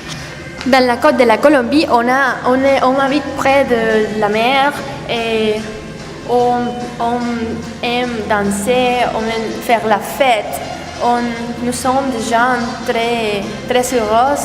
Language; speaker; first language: French; non-native, learner; Spanish